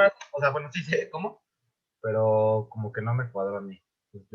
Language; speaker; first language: Spanish; native; Spanish